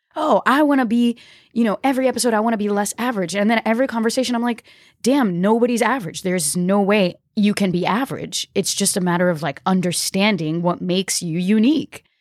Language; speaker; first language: English; early bilingual, other home language; Portuguese